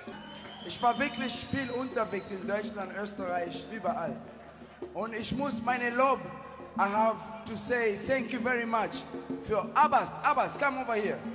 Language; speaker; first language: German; non-native, fluent; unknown